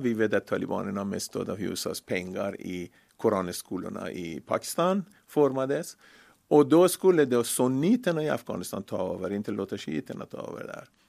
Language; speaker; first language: Swedish; non-native, fluent; Persian